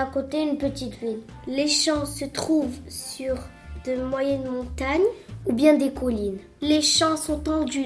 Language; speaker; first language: French; non-native, local second language; Arabic